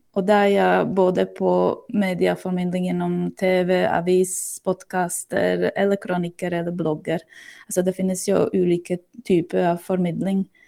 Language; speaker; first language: Norwegian; non-native, fluent; Slovak